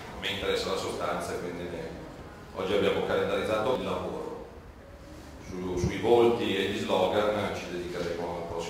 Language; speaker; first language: Italian; native; Italian